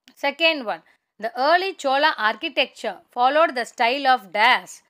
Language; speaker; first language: English; non-native, local second language; Tamil